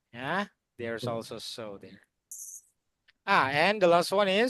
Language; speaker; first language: English; non-native, fluent; Indonesian